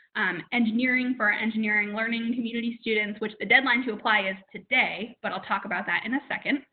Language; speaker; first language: English; native; English